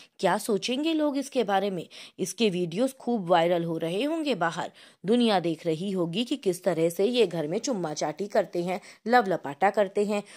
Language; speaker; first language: Hindi; native; Hindi